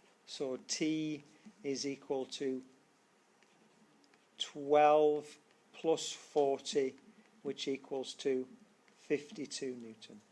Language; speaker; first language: English; native; English